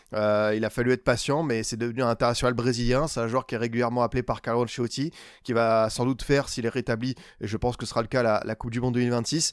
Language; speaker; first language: French; native; French